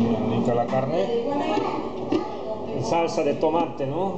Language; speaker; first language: Spanish; non-native, fluent; Hungarian